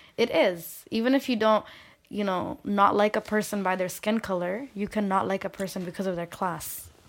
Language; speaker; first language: English; early bilingual, other home language; Bangla